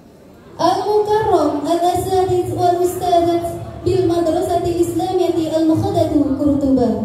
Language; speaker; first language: Arabic; non-native, learner; Indonesian